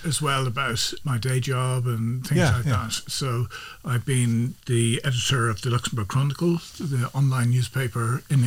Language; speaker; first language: English; native; English